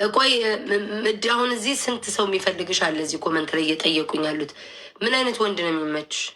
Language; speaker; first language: Amharic; native; Amharic